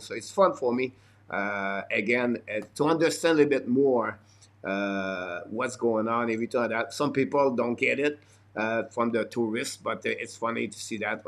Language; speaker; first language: English; non-native, fluent; French